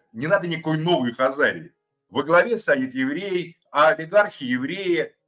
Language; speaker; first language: Russian; native; Russian